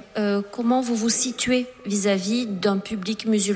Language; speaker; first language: French; native; French